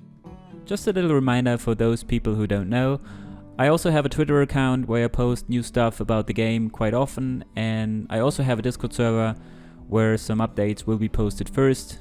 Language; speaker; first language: English; non-native, fluent; German